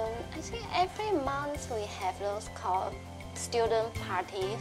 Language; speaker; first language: English; non-native, learner; Chinese